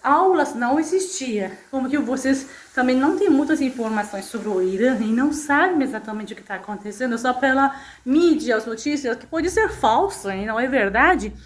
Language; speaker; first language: Portuguese; non-native, fluent; Persian